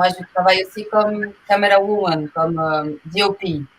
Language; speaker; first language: French; non-native, fluent; Portuguese